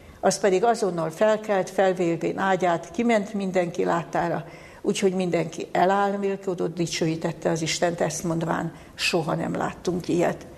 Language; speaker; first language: Hungarian; native; Hungarian